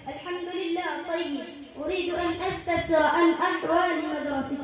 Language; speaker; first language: Arabic; non-native, learner; Bangla